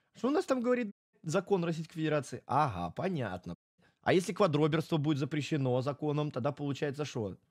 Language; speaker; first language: Russian; native; Russian